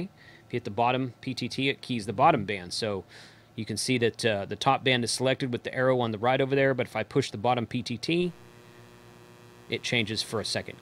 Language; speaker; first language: English; native; English